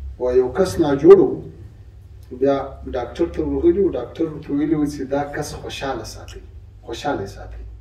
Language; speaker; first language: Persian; non-native, local second language; Pashto